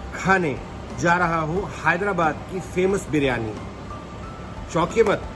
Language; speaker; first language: Hindi; native; Hindi